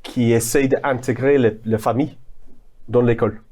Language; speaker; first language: French; non-native, fluent; English